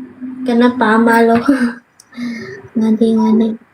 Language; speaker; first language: Indonesian; non-native, learner; Vietnamese